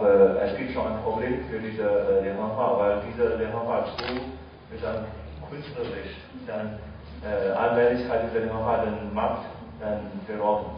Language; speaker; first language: German; non-native, fluent; Chinese